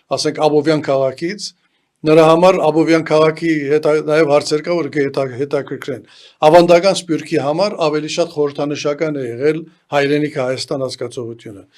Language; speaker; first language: Armenian; early bilingual, heritage; Armenian